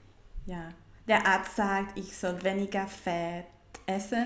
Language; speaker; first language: German; non-native, learner; Spanish